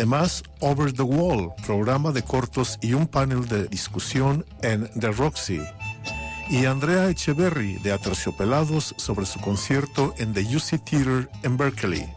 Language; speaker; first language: Spanish; native; Spanish